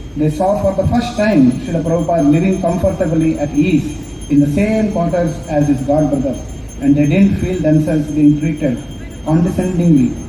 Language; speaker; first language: English; non-native, local second language; Telugu